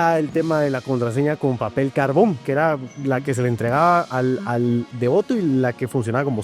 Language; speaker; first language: Spanish; native; Spanish